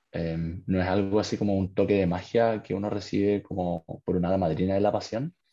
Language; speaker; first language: Spanish; native; Spanish